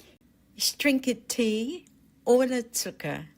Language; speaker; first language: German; non-native, fluent; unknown